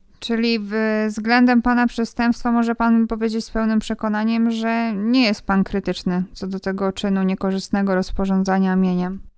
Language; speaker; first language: Polish; native; Polish